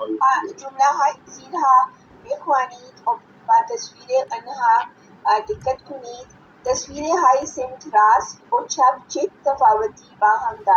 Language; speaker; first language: Persian; non-native, learner; Urdu